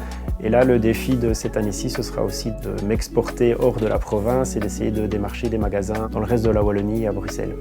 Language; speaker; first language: French; native; French